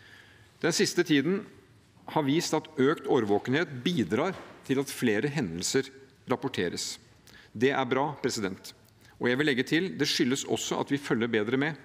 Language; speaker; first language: Norwegian; native; Norwegian